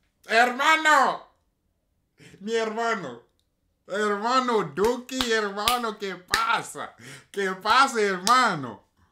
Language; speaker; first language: Spanish; non-native, learner; English